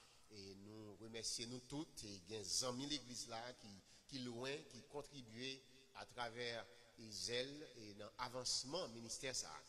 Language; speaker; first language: French; native; French